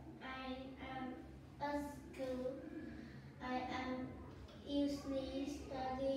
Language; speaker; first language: English; non-native, learner; Vietnamese